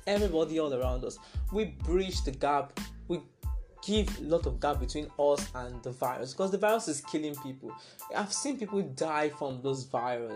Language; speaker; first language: English; non-native, local second language; Yoruba